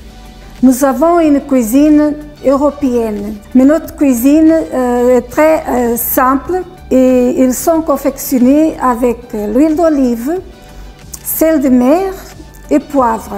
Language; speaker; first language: French; non-native, fluent; Portuguese